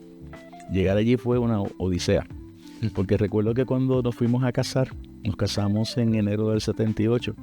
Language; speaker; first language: Spanish; native; Spanish